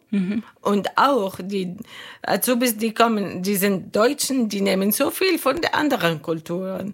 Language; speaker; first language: German; non-native, fluent; Arabic